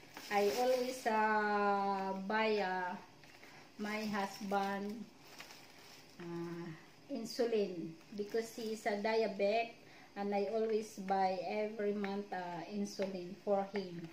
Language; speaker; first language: English; non-native, local second language; Filipino